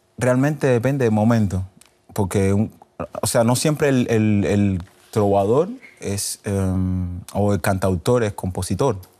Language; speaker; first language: Spanish; native; Spanish